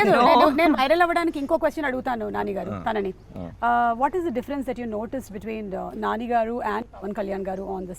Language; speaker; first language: Telugu; native; Telugu